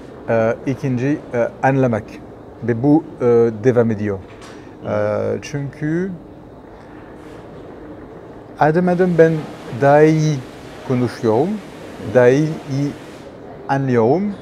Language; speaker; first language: Turkish; non-native, learner; French